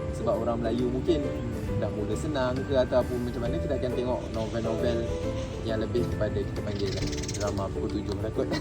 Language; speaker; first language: Malay; native; Malay